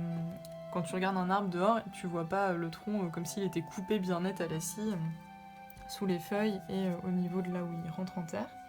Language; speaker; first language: French; native; French